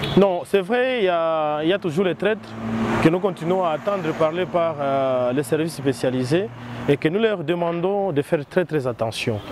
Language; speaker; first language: French; non-native, local second language; Swahili